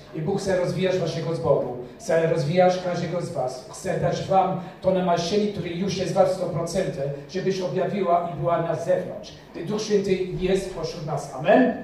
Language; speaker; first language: Polish; non-native, fluent; French